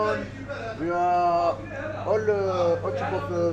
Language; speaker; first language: English; non-native, learner; French